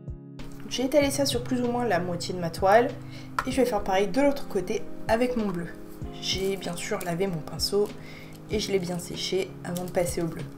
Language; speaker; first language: French; native; French